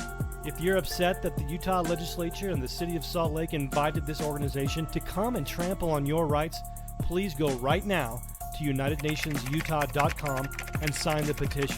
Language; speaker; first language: English; native; English